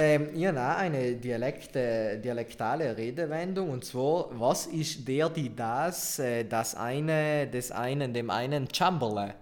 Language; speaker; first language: German; native; German